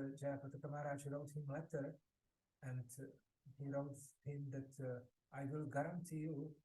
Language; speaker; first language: English; non-native, fluent; Czech